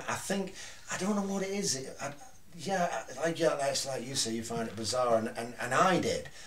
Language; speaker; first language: English; native; English